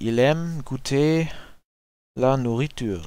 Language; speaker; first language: French; non-native, learner; German